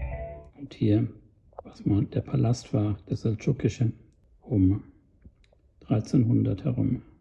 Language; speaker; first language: German; native; German